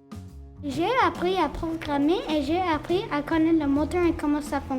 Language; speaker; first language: French; non-native, local second language; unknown